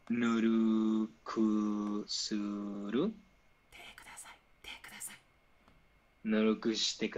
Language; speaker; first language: Japanese; non-native, learner; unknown